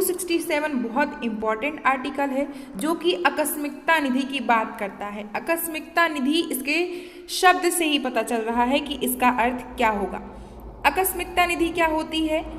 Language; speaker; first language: Hindi; native; Hindi